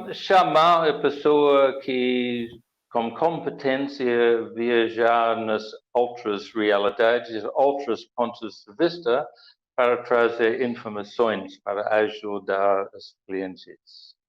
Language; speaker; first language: Portuguese; non-native, learner; English